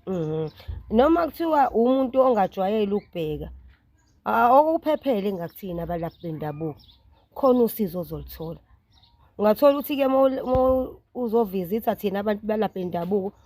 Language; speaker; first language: Zulu; native; Zulu